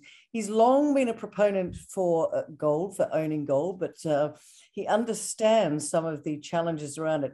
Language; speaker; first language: English; native; English